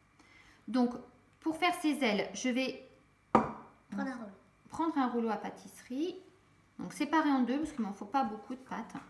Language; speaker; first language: French; native; French